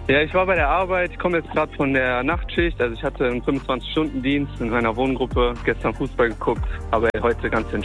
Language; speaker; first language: German; native; German